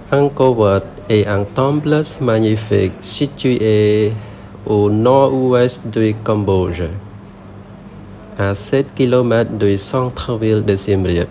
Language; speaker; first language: French; non-native, learner; Khmer